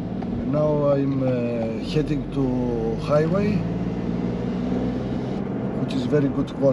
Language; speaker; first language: English; non-native, learner; Greek